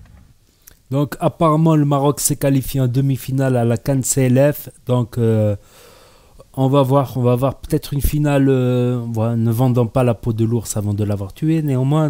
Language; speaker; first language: French; native; French